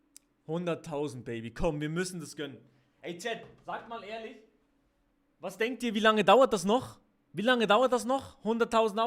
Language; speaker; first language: German; native; German